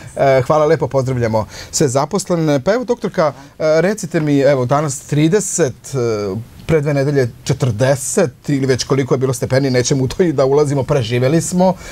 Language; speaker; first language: Bosnian; native; Bosnian